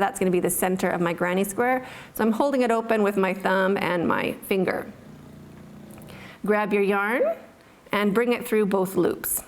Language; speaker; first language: English; native; English